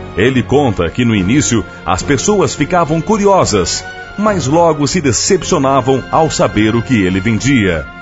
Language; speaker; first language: Portuguese; native; Portuguese